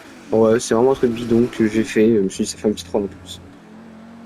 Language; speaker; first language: French; native; French